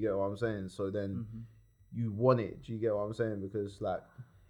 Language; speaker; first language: English; native; English